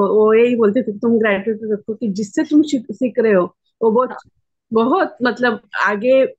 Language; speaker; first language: Hindi; non-native, local second language; Marathi